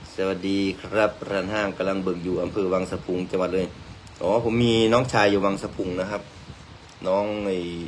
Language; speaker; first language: Thai; native; Thai